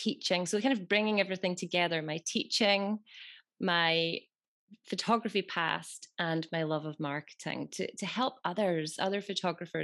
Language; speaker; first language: English; native; English